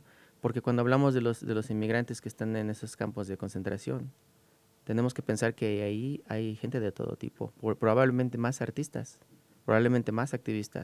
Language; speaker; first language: Spanish; native; Spanish